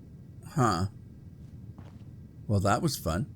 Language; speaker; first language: English; native; English